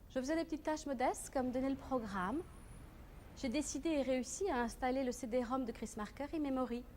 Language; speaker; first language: French; native; French